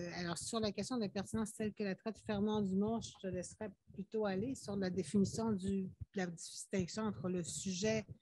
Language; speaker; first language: French; native; French